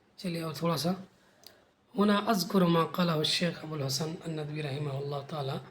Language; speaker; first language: Urdu; native; Urdu